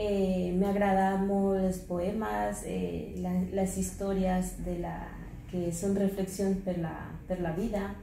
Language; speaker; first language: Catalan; non-native, learner; Spanish